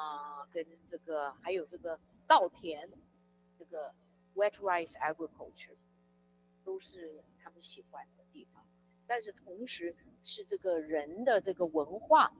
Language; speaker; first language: Chinese; early bilingual, heritage; English